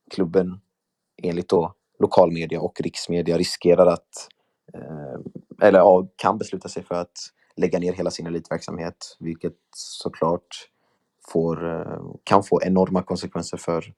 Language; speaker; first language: Swedish; native; Swedish